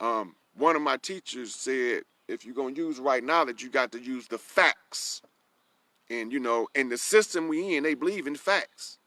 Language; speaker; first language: English; native; English